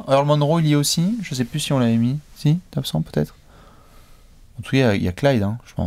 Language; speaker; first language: French; native; French